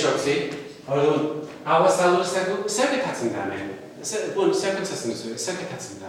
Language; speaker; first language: Basque; non-native, fluent; Welsh